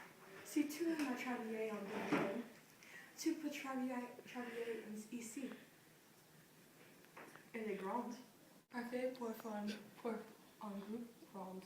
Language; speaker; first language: French; non-native, learner; English